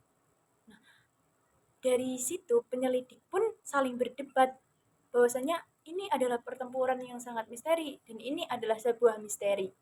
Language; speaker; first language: Indonesian; native; Indonesian